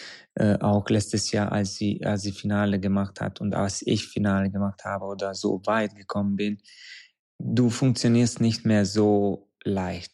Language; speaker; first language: German; non-native, fluent; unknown